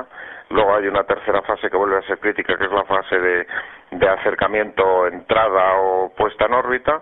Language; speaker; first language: Spanish; native; Spanish